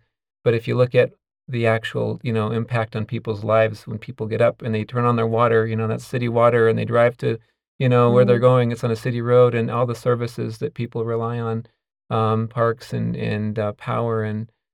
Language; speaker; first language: English; native; English